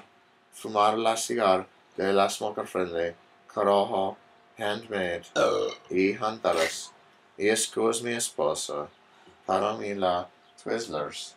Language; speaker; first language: Spanish; non-native, learner; English